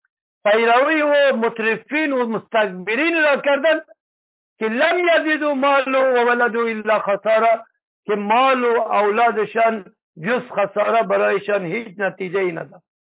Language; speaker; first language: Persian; native; Persian